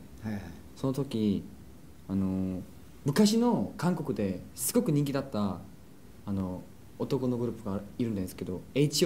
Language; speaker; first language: Japanese; non-native, fluent; Korean